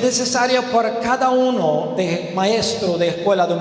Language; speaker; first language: Spanish; non-native, learner; Romanian